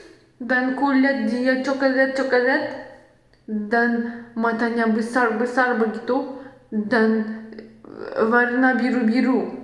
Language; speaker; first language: Indonesian; non-native, learner; Russian